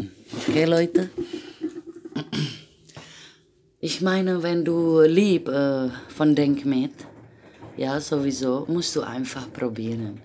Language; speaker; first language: German; non-native, fluent; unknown